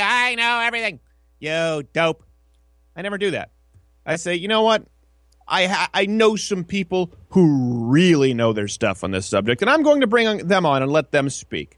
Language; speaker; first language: English; early bilingual, other home language; French